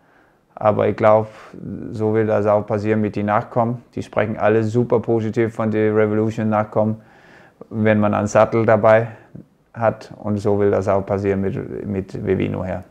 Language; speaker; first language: German; non-native, fluent; Danish